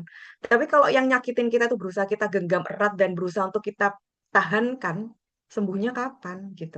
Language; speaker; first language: Indonesian; native; Indonesian